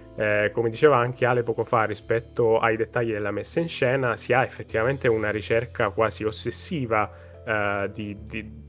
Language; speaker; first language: Italian; native; Italian